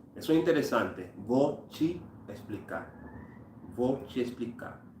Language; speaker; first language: Portuguese; non-native, learner; English